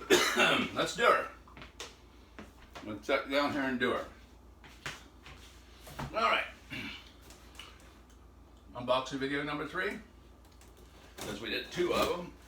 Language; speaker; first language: English; native; English